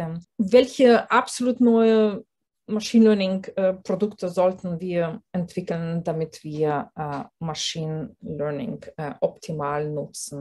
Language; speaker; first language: German; non-native, fluent; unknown